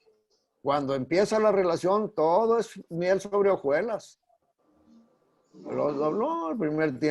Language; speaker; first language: Spanish; native; Spanish